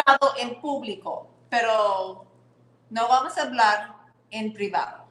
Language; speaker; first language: Spanish; non-native, fluent; English